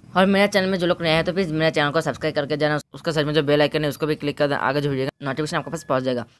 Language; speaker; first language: Hindi; non-native, local second language; Bangla